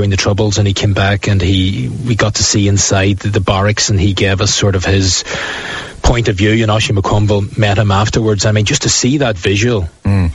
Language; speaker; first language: English; native; English